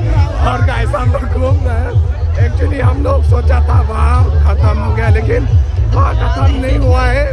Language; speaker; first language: Hindi; non-native, local second language; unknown